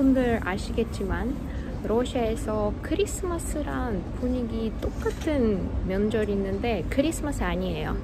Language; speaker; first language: Korean; non-native, fluent; Russian